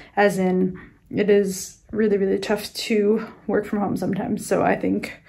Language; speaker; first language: English; native; English